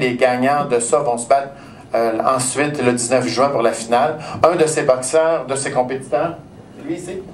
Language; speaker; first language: French; native; French